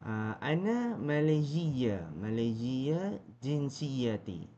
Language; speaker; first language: Arabic; non-native, learner; Malay